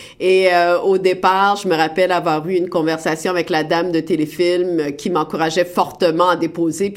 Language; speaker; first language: French; native; French